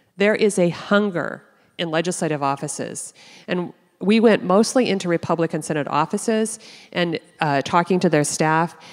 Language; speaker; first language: English; native; English